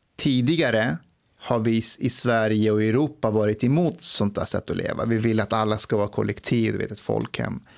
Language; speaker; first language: Swedish; early bilingual, other home language; Persian